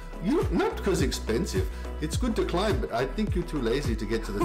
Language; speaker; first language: English; native; English